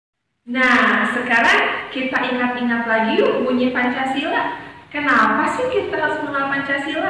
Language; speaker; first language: Indonesian; native; Indonesian